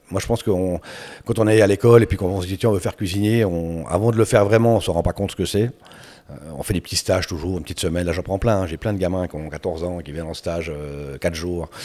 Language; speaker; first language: French; native; French